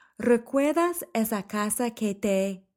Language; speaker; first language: Spanish; non-native, fluent; English